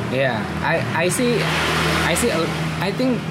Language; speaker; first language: English; non-native, learner; Indonesian